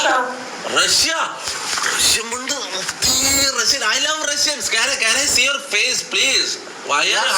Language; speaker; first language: English; non-native, local second language; Malayalam